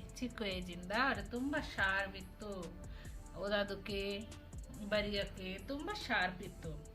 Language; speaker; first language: Kannada; non-native, local second language; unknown